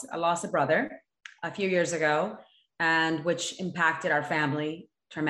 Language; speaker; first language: English; native; English